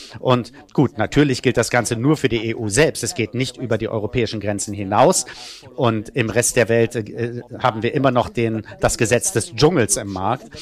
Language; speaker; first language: German; non-native, fluent; Italian